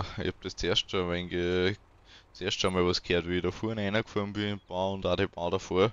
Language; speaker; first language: German; native; German